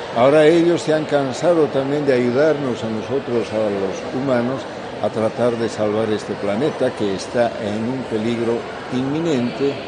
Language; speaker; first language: Spanish; native; Spanish